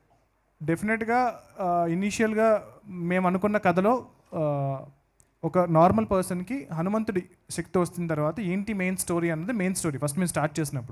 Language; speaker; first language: Telugu; native; Telugu